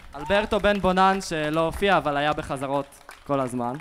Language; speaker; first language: Hebrew; native; Hebrew